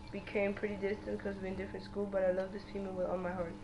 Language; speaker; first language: English; early bilingual, other home language; Spanish